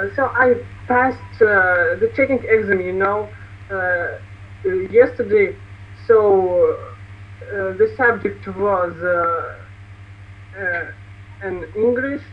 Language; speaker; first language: English; non-native, learner; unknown